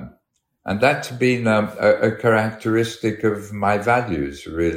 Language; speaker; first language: English; early bilingual, other home language; Arabic